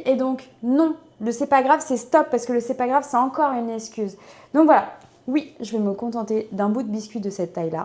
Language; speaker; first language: French; native; French